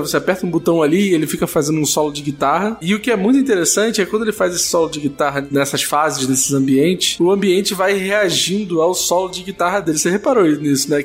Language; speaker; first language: Portuguese; native; Portuguese